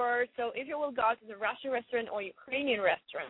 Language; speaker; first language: English; non-native, learner; Ukrainian